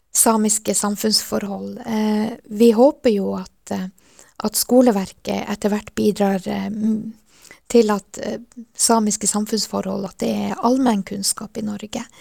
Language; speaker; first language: Norwegian; non-native, local second language; Northern Sami